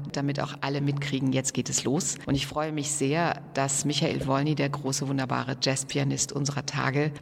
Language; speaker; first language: German; native; German